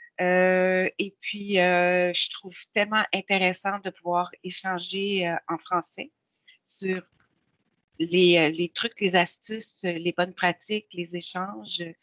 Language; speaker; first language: French; native; French